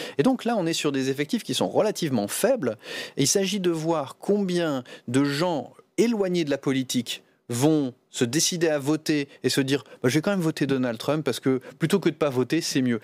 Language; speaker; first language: French; native; French